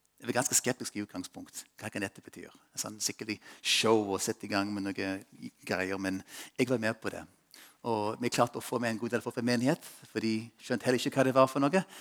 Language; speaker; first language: Norwegian; non-native, fluent; English